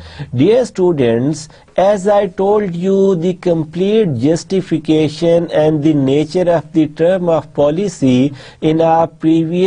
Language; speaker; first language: English; non-native, local second language; Urdu